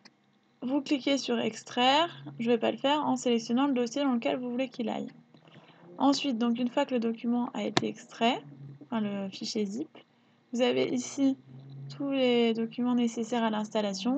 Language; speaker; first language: French; native; French